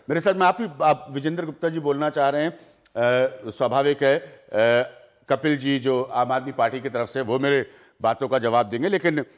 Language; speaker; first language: Hindi; native; Hindi